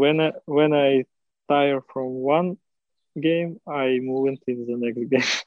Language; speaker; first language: English; non-native, learner; Russian